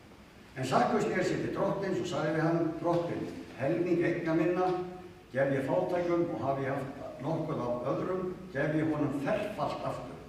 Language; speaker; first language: Icelandic; native; Icelandic